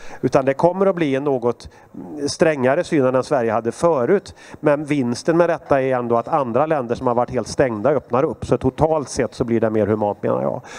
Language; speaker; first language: Swedish; native; Swedish